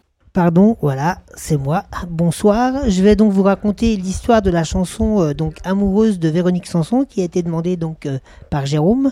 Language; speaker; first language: French; native; French